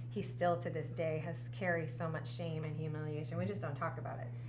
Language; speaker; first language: English; native; English